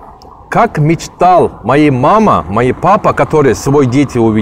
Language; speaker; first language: Russian; non-native, learner; Turkish